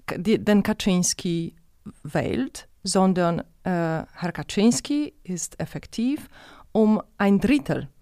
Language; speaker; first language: German; non-native, fluent; Polish